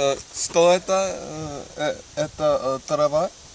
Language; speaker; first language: Russian; non-native, learner; English